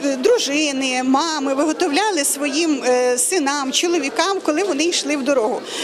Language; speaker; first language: Ukrainian; native; Ukrainian